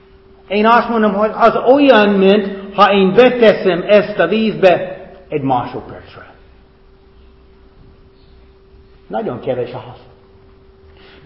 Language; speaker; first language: Hungarian; non-native, fluent; English